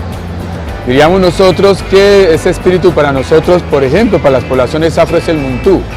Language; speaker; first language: Spanish; native; Spanish